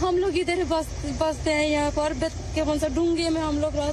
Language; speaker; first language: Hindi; non-native, learner; Nepali